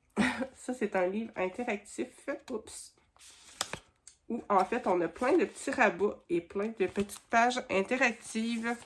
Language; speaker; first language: French; native; French